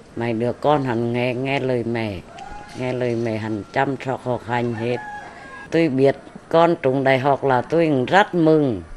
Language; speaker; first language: Vietnamese; non-native, local second language; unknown